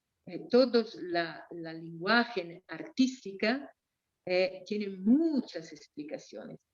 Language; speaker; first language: Spanish; non-native, fluent; Portuguese